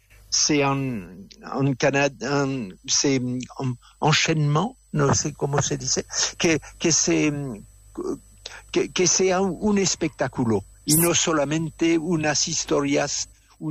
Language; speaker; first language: Spanish; non-native, fluent; French